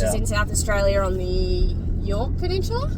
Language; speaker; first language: English; native; English